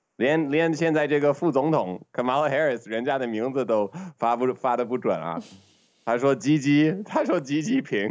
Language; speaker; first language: Chinese; non-native, fluent; English